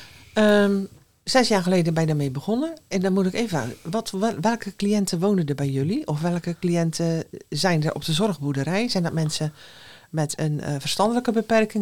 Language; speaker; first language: Dutch; native; Dutch